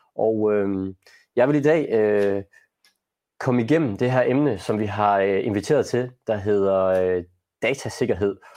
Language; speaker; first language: Danish; native; Danish